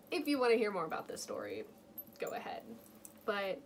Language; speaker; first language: English; native; English